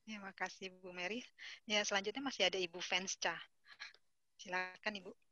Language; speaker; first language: Indonesian; native; Indonesian